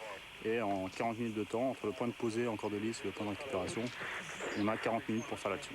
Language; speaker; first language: French; native; French